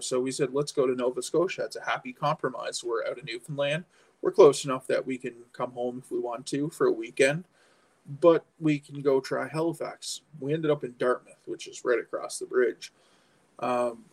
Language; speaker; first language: English; native; English